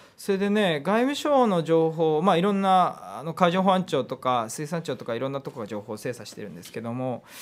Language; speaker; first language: Japanese; native; Japanese